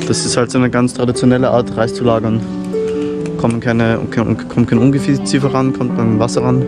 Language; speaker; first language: German; native; German